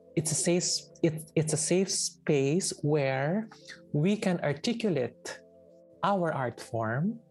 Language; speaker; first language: English; non-native, local second language; Filipino